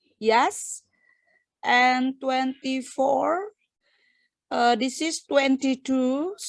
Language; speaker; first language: English; non-native, fluent; Indonesian